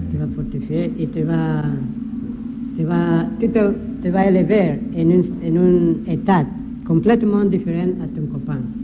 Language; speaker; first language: French; non-native, learner; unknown